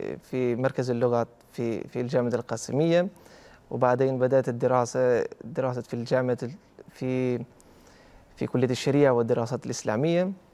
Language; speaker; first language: Arabic; non-native, fluent; Albanian